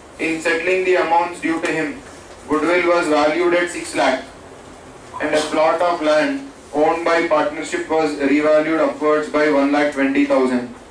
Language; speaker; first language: English; non-native, local second language; Telugu